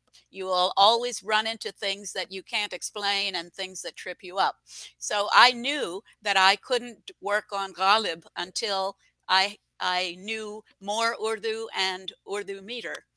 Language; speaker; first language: English; native; English